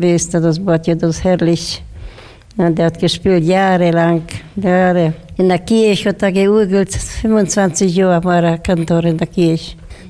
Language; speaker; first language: German; non-native, fluent; Slovak